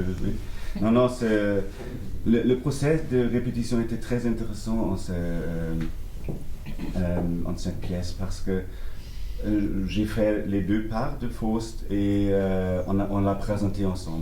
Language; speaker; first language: French; non-native, learner; German